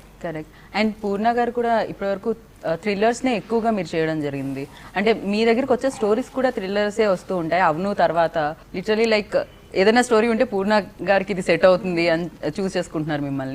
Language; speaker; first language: Telugu; native; Telugu